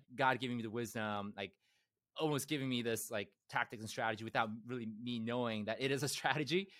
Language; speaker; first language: English; early bilingual, other home language; Korean